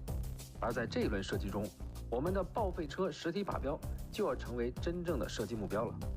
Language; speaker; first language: Chinese; native; Chinese